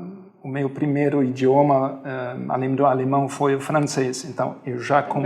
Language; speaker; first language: Portuguese; non-native, fluent; German